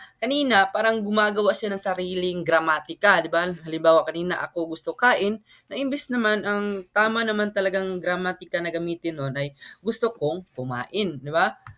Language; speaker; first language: Filipino; non-native, local second language; Cebuano